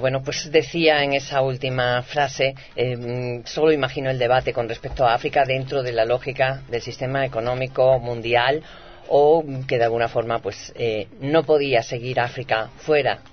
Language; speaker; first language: Spanish; native; Spanish